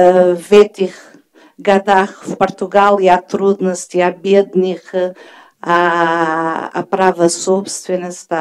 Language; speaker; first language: Russian; non-native, fluent; Portuguese